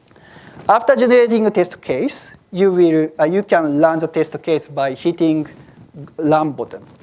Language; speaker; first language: English; non-native, fluent; Japanese